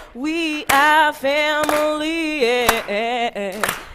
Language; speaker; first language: English; non-native, fluent; Romanian